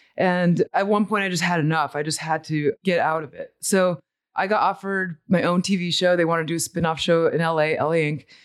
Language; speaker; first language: English; early bilingual, other home language; Spanish